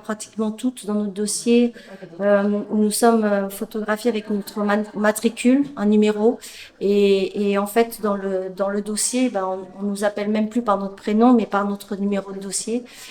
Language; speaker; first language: French; native; French